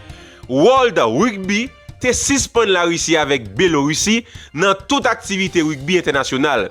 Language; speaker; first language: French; non-native, local second language; Haitian Creole